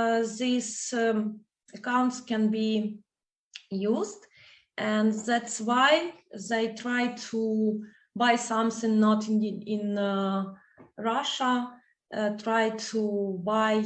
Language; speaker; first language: English; non-native, fluent; Ukrainian